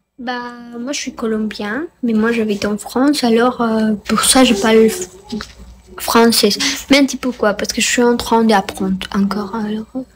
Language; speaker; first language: French; non-native, learner; Spanish